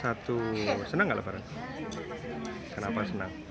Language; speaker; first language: Indonesian; native; Indonesian